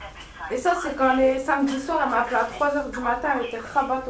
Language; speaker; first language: French; native; French